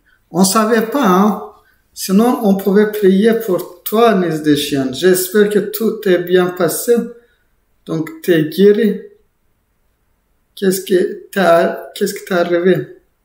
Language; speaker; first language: French; non-native, fluent; Azerbaijani